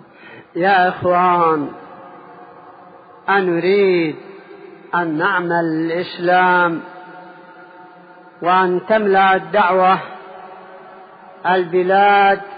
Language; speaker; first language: Arabic; native; Arabic